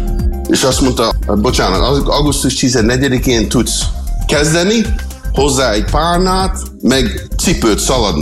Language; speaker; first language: Hungarian; early bilingual, heritage; English